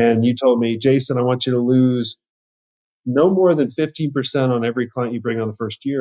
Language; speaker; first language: English; native; English